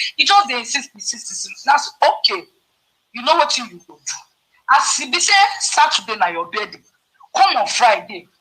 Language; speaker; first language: Nigerian Pidgin; non-native, local second language; Yoruba